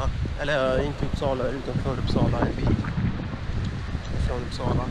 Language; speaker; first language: Swedish; early bilingual, other home language; Russian